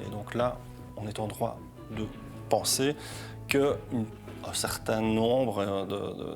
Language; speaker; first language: French; native; French